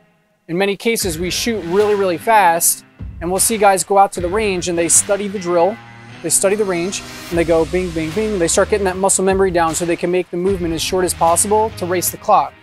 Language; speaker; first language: English; native; English